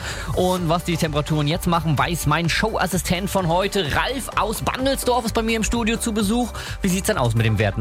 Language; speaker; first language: German; native; German